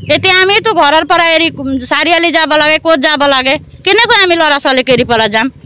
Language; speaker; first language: Assamese; native; Assamese